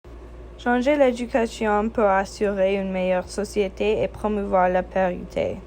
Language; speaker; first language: French; non-native, fluent; English